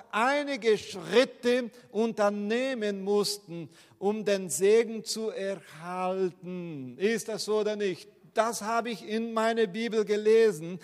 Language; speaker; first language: German; non-native, fluent; Portuguese